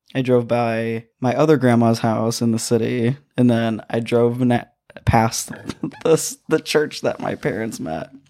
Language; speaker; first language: English; native; English